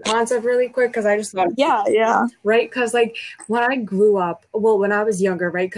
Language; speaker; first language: English; early bilingual, other home language; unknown